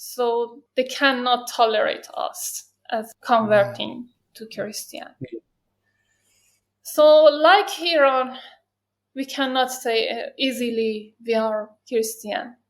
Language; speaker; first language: English; non-native, learner; Persian